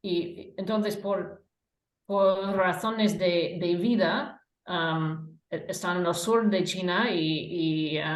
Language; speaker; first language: Spanish; non-native, fluent; English